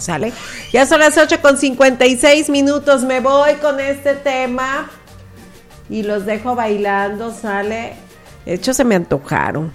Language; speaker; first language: Spanish; native; Spanish